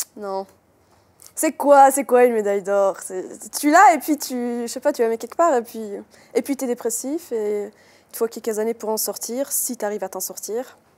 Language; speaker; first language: French; native; French